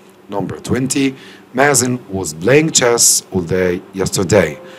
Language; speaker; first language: English; non-native, fluent; Arabic